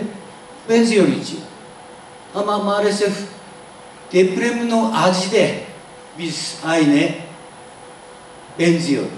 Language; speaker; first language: Turkish; non-native, learner; Japanese